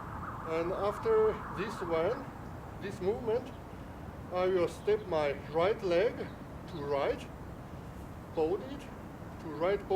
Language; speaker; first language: English; non-native, fluent; Chinese